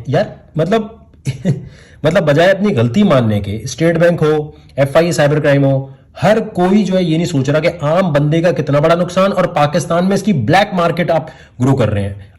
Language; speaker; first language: Urdu; native; Urdu